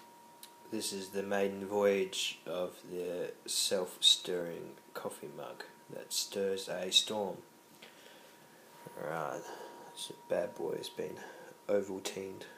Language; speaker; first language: English; native; English